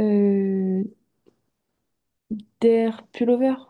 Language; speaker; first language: German; non-native, learner; French